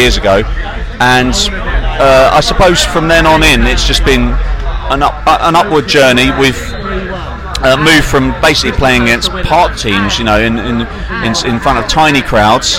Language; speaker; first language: English; native; English